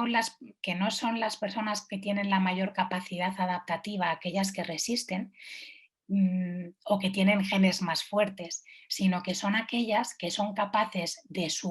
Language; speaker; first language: Spanish; native; Spanish